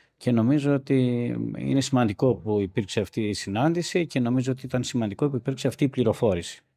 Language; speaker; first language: Greek; native; Greek